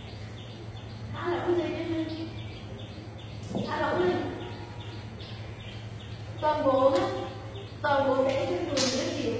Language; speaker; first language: Vietnamese; native; Vietnamese